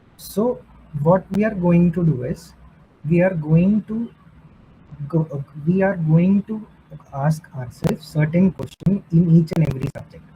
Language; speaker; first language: English; non-native, local second language; Hindi